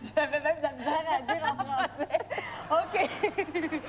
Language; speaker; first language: French; native; French